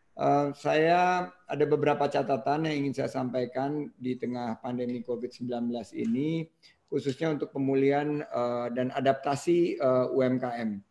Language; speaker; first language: Indonesian; native; Indonesian